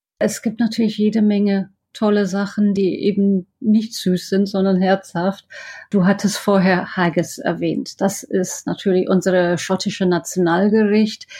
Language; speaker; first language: German; non-native, fluent; English